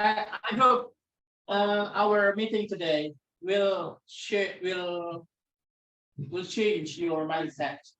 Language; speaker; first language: English; non-native, local second language; Indonesian